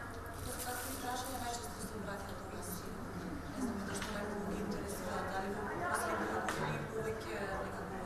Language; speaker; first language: Macedonian; native; Macedonian